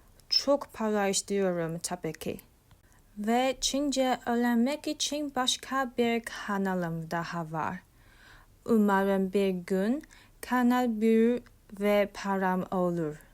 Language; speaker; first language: Turkish; non-native, learner; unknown